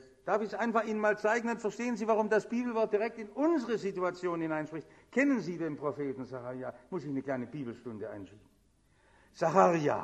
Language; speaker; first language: German; native; German